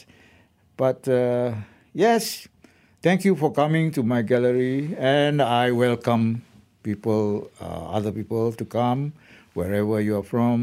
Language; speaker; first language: English; non-native, local second language; Malay